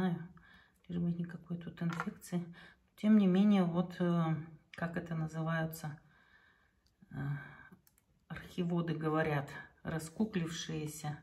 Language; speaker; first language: Russian; native; Russian